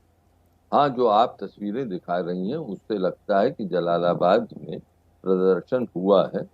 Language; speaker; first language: Hindi; native; Hindi